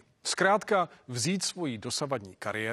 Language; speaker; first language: Czech; native; Czech